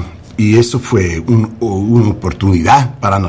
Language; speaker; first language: Spanish; non-native, learner; English